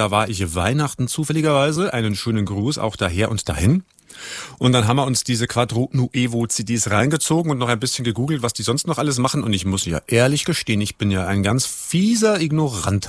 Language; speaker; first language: German; native; German